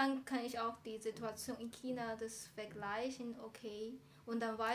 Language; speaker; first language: German; non-native, learner; Chinese